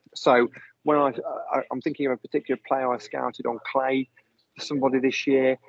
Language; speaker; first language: English; native; English